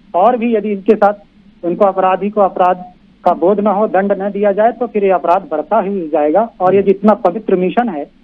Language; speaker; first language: Hindi; native; Hindi